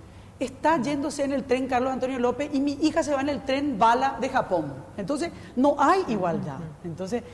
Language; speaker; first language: Spanish; native; Spanish